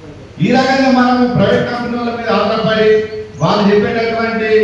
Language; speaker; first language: Telugu; native; Telugu